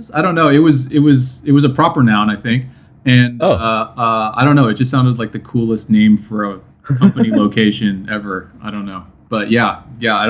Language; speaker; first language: English; native; English